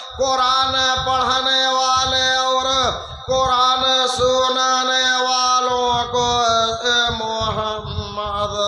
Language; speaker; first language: Urdu; non-native, local second language; Bangla